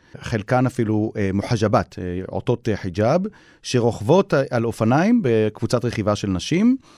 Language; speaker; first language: Hebrew; native; Hebrew